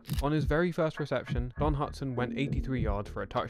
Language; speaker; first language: English; native; English